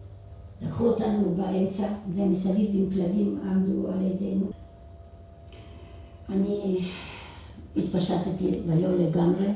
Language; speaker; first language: Hebrew; non-native, fluent; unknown